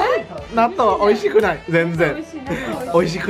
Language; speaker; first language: Japanese; non-native, fluent; Indonesian